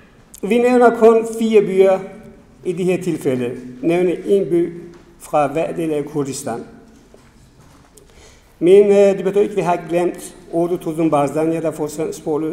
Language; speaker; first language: Danish; non-native, fluent; Kurdish